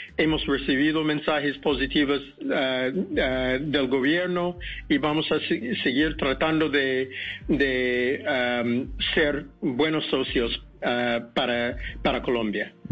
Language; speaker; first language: Spanish; non-native, fluent; English